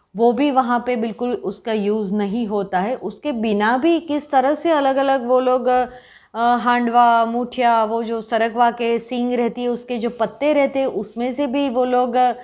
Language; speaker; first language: Hindi; non-native, local second language; Gujarati